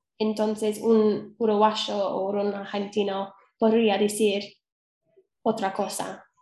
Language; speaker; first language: Spanish; non-native, fluent; English